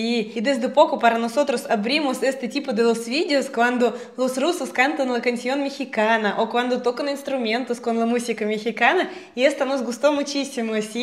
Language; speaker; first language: Spanish; non-native, fluent; Russian